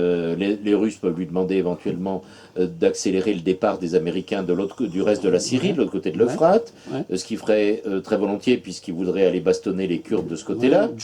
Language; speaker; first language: French; native; French